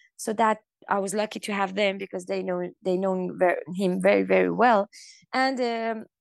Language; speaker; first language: English; non-native, fluent; Persian